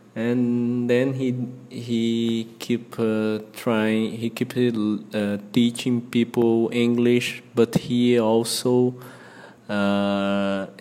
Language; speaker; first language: English; non-native, fluent; Portuguese